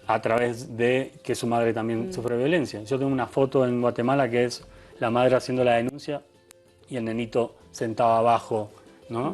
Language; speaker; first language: Spanish; native; Spanish